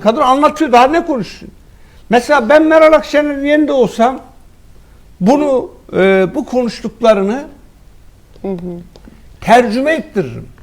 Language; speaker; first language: Turkish; native; Turkish